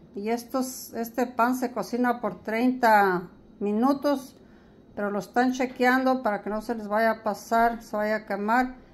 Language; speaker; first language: Spanish; early bilingual, heritage; Spanish